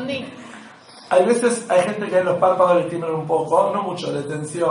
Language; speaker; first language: Spanish; native; Spanish